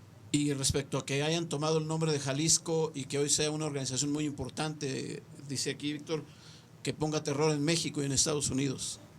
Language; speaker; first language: Spanish; native; Spanish